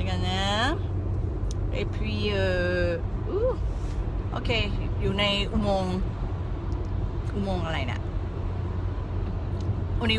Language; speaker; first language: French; non-native, fluent; Thai